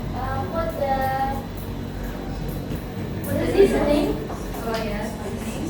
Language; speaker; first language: English; non-native, learner; Indonesian